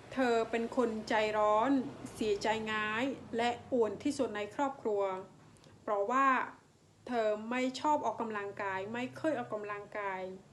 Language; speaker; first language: Thai; non-native, learner; Khmer